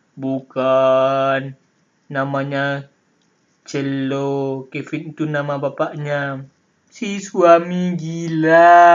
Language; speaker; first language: Indonesian; non-native, local second language; Minangkabau